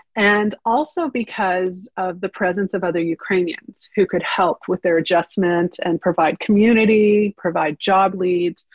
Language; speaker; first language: English; early bilingual, other home language; Ukrainian